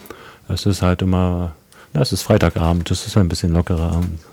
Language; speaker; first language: German; native; German